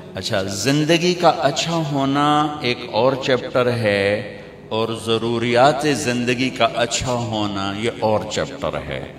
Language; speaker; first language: Urdu; non-native, local second language; Punjabi